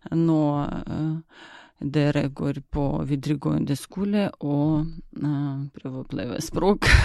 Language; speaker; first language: Norwegian; non-native, learner; Ukrainian